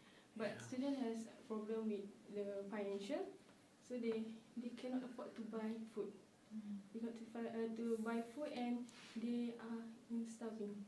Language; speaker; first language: English; non-native, local second language; Malay